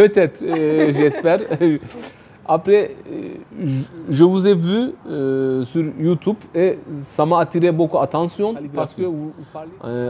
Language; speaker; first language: French; non-native, fluent; Turkish